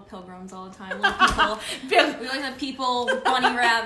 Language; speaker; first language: English; native; English